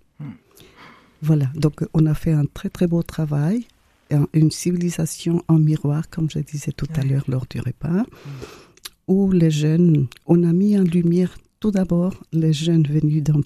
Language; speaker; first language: French; non-native, fluent; Spanish